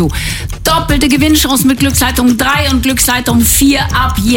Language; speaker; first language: German; native; German